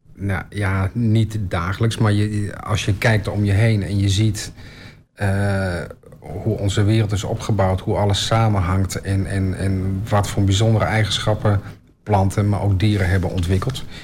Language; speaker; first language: Dutch; native; Dutch